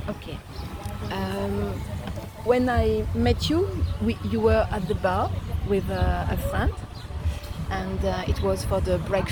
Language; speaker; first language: English; non-native, fluent; French